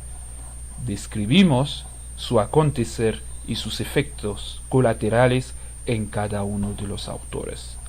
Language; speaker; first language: Spanish; non-native, fluent; Haitian Creole